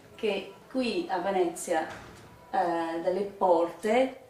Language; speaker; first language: Italian; non-native, fluent; English